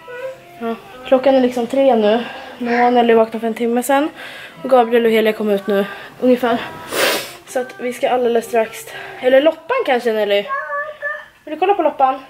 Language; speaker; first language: Swedish; native; Swedish